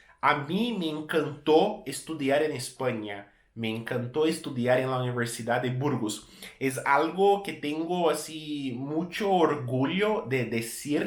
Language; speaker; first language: Spanish; non-native, fluent; Portuguese